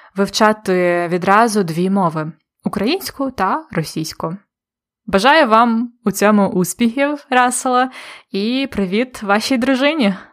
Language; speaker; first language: Ukrainian; native; Ukrainian